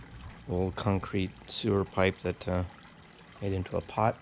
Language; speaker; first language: English; native; English